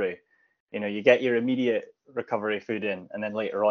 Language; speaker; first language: English; native; English